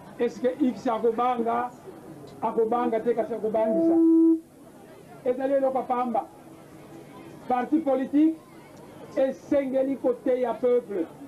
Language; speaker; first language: Lingala; non-native, local second language; Kongo